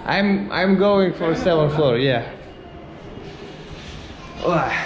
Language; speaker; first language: English; non-native, learner; Russian